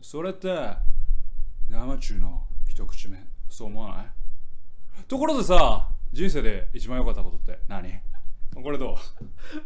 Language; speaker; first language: Japanese; native; Japanese